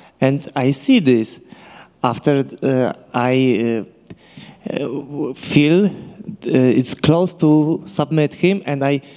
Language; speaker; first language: English; non-native, learner; Polish